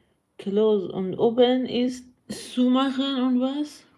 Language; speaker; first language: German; non-native, learner; Persian